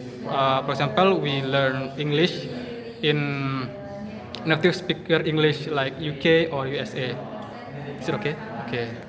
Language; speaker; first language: English; non-native, learner; Indonesian